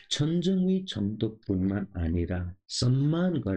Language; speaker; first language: Korean; non-native, local second language; Nepali